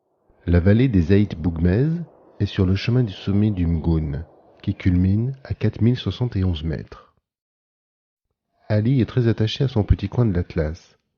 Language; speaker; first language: French; native; French